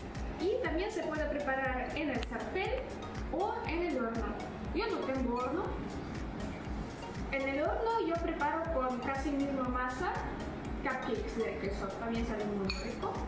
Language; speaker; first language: Spanish; non-native, fluent; Russian